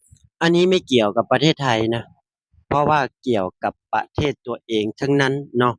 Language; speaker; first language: Thai; non-native, local second language; Northeastern Thai